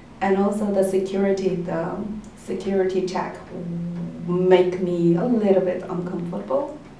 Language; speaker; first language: English; non-native, fluent; Chinese